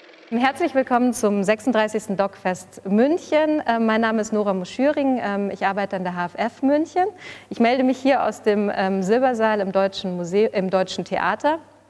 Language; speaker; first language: German; native; German